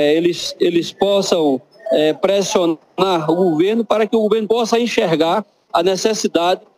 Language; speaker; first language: Portuguese; native; Portuguese